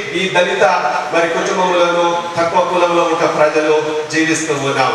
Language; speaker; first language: Telugu; non-native, local second language; Lambadi